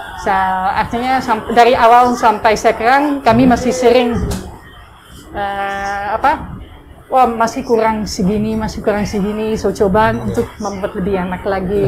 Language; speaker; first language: Indonesian; non-native, fluent; Dutch